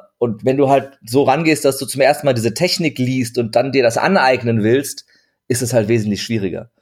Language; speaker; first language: German; early bilingual, other home language; Turkish